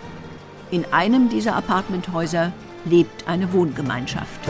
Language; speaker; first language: German; native; German